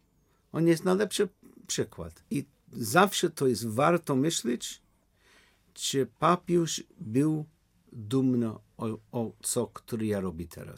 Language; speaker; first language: Polish; non-native, learner; English